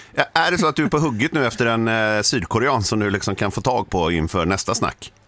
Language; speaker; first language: Swedish; native; Swedish